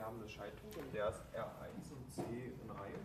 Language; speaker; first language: German; native; German